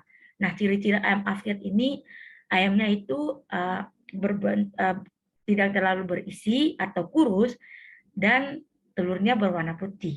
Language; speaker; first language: Indonesian; native; Indonesian